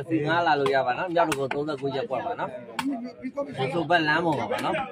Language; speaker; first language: Burmese; native; Burmese